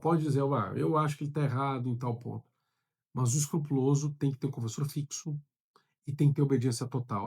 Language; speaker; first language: Portuguese; native; Portuguese